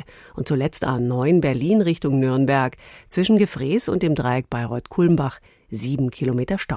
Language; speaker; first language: German; native; German